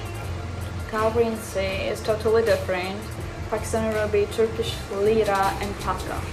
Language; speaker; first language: English; non-native, fluent; Urdu